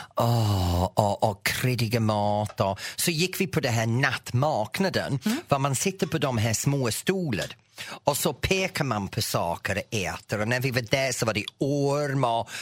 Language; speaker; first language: Swedish; non-native, fluent; English